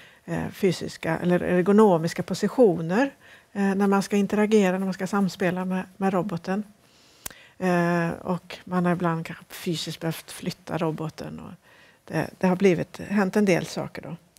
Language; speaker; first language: Swedish; native; Swedish